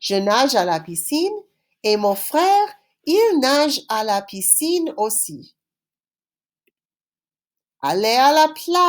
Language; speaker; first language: French; non-native, fluent; English